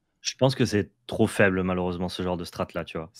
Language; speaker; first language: French; native; French